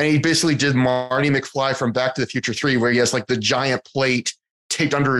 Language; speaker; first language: English; native; English